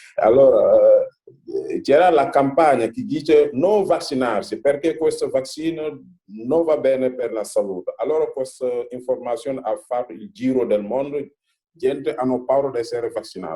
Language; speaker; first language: Italian; non-native, fluent; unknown